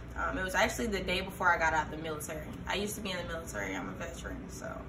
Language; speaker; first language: English; native; English